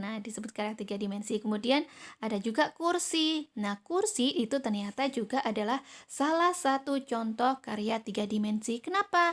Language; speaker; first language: Indonesian; native; Indonesian